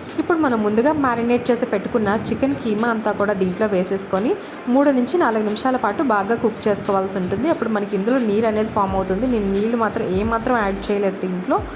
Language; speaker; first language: Telugu; native; Telugu